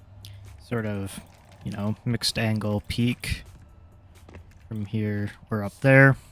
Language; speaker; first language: English; native; English